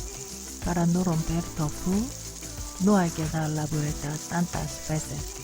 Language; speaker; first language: Spanish; non-native, learner; Korean